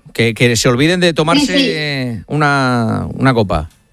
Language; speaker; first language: Spanish; native; Spanish